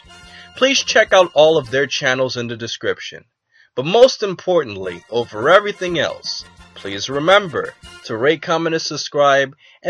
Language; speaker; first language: English; native; English